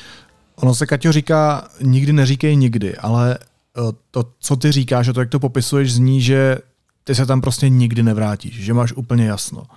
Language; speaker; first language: Czech; native; Czech